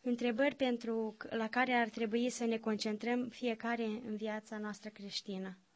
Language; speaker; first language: Romanian; native; Romanian